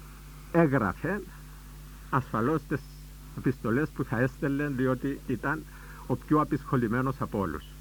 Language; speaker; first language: Greek; native; Greek